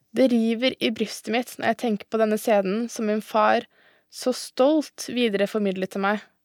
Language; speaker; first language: Norwegian; early bilingual, other home language; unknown